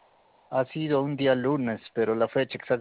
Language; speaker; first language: Spanish; native; Spanish